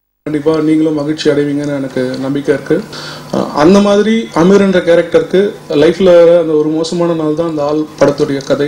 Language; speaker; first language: Tamil; native; Tamil